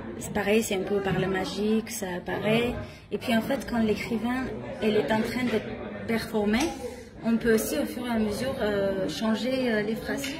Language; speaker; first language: French; non-native, fluent; Armenian